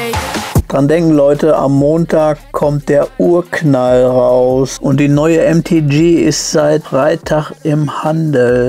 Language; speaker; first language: German; native; German